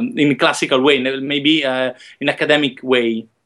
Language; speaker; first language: English; non-native, learner; Italian